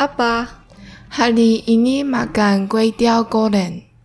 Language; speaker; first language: Indonesian; early bilingual, heritage; Indonesian